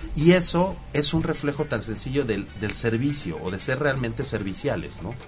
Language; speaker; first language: Spanish; native; Spanish